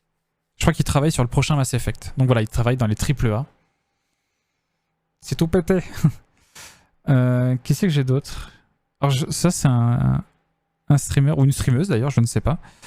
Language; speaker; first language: French; native; French